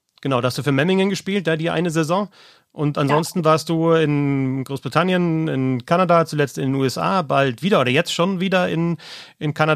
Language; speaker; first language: German; native; German